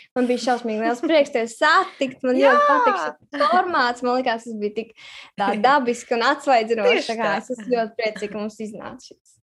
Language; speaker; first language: Latvian; native; Latvian